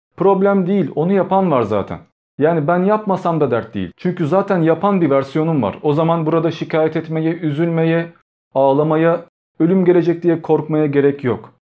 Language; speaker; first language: Turkish; early bilingual, other home language; Albanian